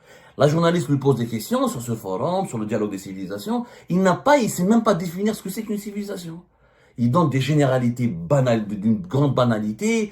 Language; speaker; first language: French; non-native, local second language; Arabic